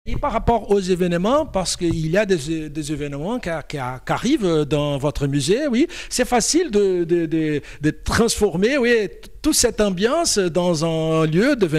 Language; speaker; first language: French; non-native, fluent; Portuguese